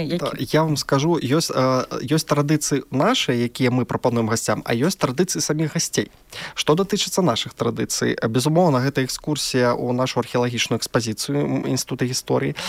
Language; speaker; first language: Belarusian; non-native, local second language; Russian